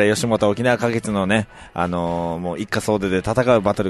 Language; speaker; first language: Japanese; native; Japanese